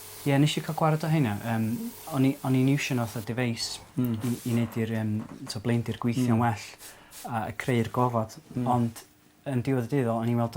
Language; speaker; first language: Welsh; native; Welsh